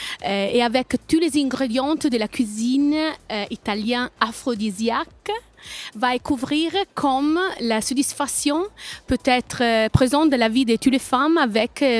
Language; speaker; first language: French; non-native, learner; Italian